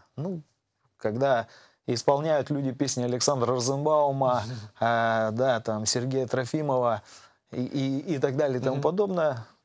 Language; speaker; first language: Russian; native; Russian